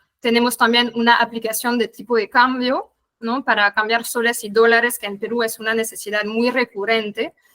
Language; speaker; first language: Spanish; non-native, fluent; French